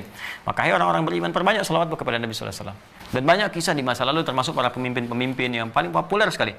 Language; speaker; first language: Indonesian; native; Indonesian